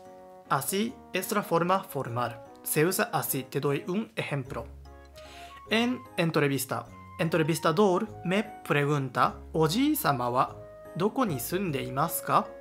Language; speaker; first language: Spanish; non-native, learner; Japanese